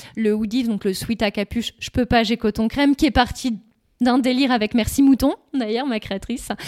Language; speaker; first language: French; native; French